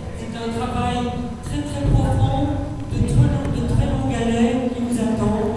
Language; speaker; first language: French; native; French